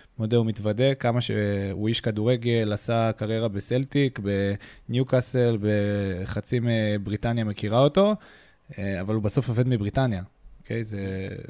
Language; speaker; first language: Hebrew; native; Hebrew